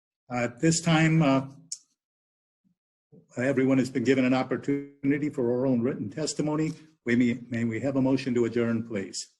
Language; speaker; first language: English; native; English